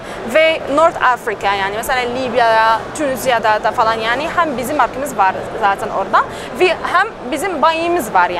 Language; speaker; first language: Turkish; non-native, learner; Arabic